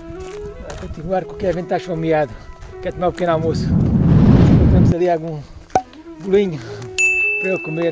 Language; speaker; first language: Portuguese; native; Portuguese